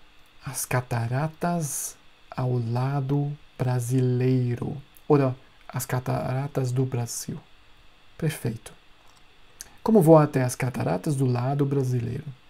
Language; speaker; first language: Portuguese; non-native, fluent; German